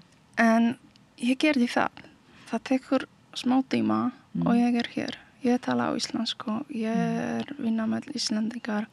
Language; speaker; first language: Icelandic; non-native, learner; Polish